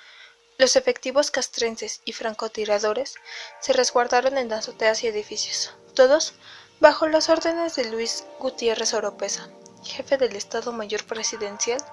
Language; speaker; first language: Spanish; native; Spanish